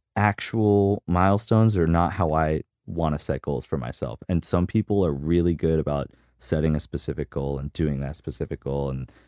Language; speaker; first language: English; native; English